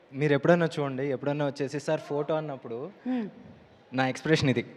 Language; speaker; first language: Telugu; native; Telugu